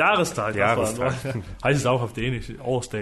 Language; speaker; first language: German; non-native, fluent; Danish